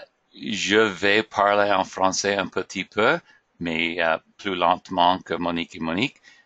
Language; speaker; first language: French; non-native, learner; English